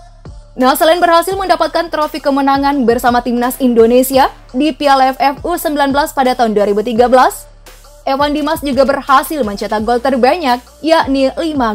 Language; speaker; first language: Indonesian; native; Indonesian